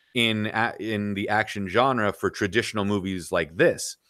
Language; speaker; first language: English; native; English